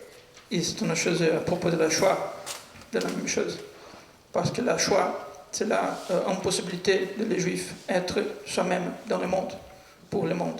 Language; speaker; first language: French; non-native, learner; Portuguese